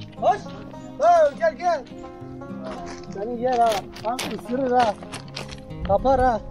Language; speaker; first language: Turkish; native; Turkish